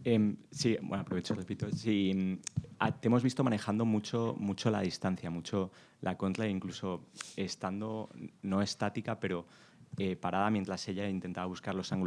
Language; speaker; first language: Spanish; native; Spanish